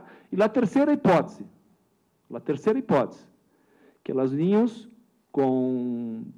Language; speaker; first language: Spanish; non-native, learner; Portuguese